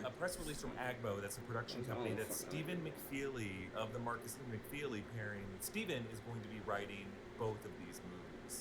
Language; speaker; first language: English; native; English